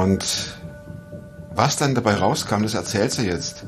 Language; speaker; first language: German; native; German